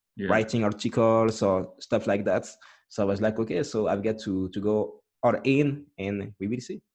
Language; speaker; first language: English; non-native, fluent; French